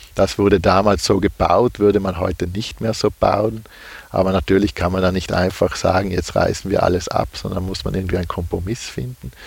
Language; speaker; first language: German; native; German